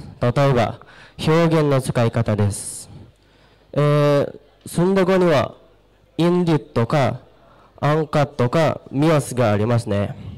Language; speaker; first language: Japanese; non-native, learner; Sundanese